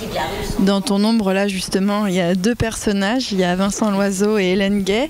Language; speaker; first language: French; native; French